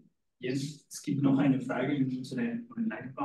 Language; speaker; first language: German; non-native, learner; Spanish